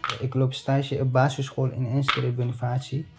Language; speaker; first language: Dutch; non-native, learner; Tigrinya